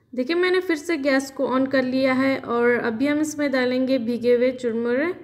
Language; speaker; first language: Hindi; non-native, local second language; Urdu